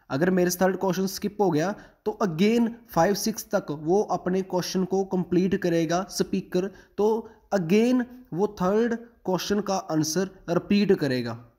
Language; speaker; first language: Hindi; non-native, local second language; Punjabi